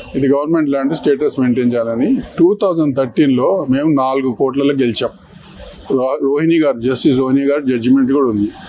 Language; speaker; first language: Telugu; native; Telugu